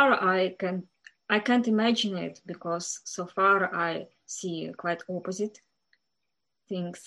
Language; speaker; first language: English; non-native, fluent; Ukrainian